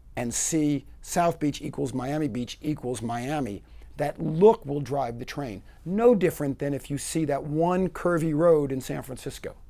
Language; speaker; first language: English; native; English